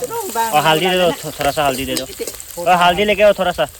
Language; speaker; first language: Hindi; non-native, local second language; Karbi